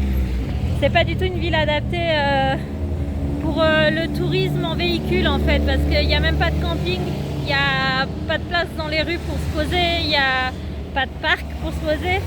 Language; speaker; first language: French; native; French